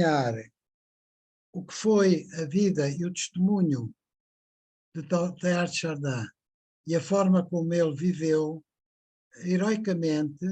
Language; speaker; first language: Portuguese; native; Portuguese